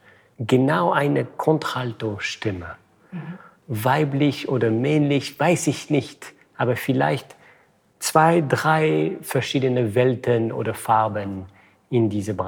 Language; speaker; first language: German; non-native, fluent; French